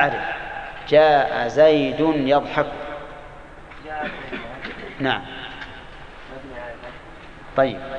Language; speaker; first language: Arabic; native; Arabic